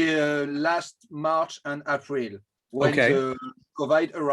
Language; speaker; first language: English; non-native, learner; French